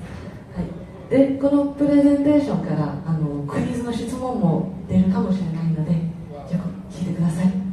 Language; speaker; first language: Japanese; non-native, fluent; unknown